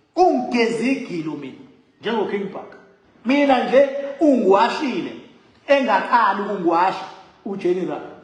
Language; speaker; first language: Zulu; native; Zulu